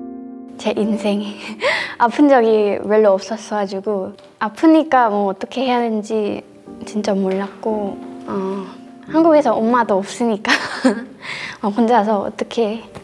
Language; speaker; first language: Korean; non-native, fluent; Thai